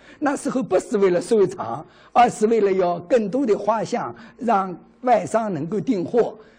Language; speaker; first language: Chinese; native; Chinese